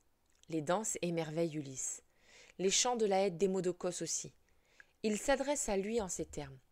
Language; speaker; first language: French; native; French